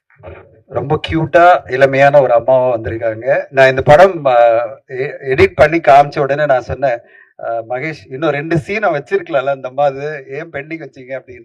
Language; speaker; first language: Tamil; native; Tamil